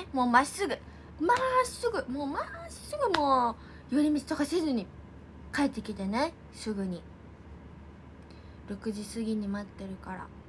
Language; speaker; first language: Japanese; native; Japanese